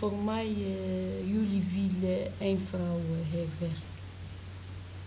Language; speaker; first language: Dutch; non-native, learner; Arabic